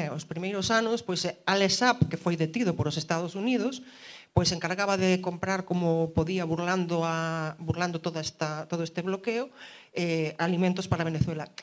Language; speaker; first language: Galician; early bilingual, heritage; Galician